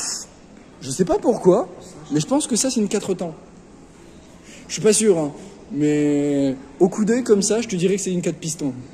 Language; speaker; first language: French; native; French